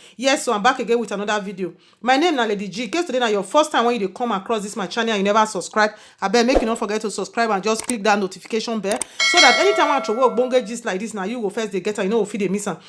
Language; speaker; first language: Nigerian Pidgin; native; Nigerian Pidgin